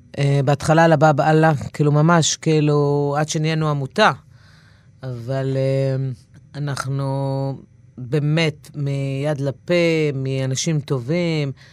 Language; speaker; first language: Hebrew; native; Hebrew